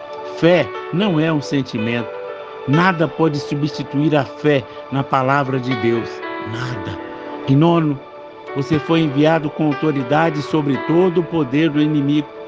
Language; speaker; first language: Portuguese; native; Portuguese